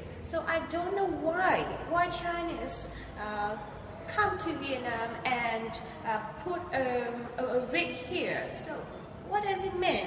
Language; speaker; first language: English; non-native, learner; Vietnamese